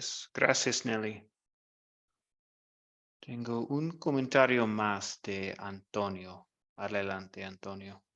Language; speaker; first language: Spanish; non-native, fluent; English